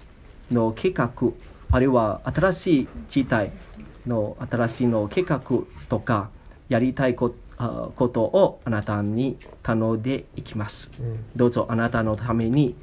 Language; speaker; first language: Japanese; non-native, learner; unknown